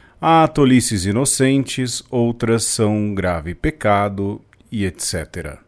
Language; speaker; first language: Portuguese; native; Portuguese